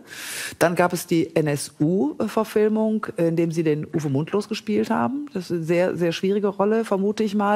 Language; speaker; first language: German; native; German